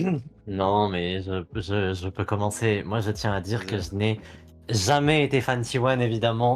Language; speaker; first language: French; native; French